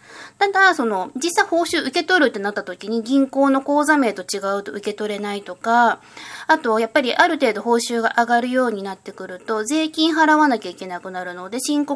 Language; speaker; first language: Japanese; native; Japanese